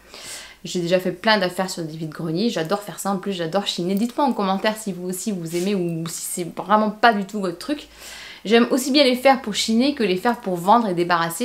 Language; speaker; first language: French; native; French